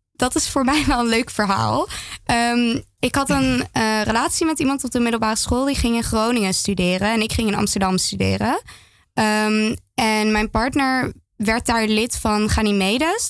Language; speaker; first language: Dutch; native; Dutch